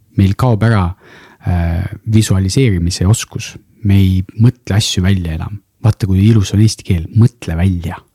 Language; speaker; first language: Estonian; non-native, local second language; Russian